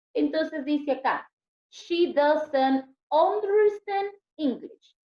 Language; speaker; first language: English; non-native, learner; Spanish